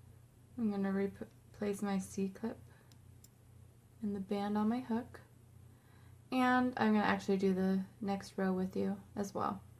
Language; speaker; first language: English; native; English